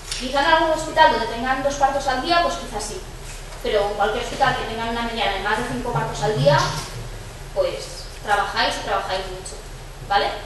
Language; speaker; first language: Spanish; non-native, local second language; Catalan